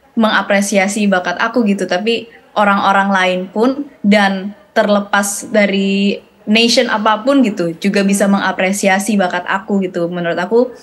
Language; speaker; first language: Indonesian; native; Indonesian